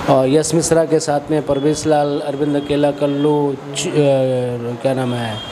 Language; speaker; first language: Hindi; non-native, local second language; Bhojpuri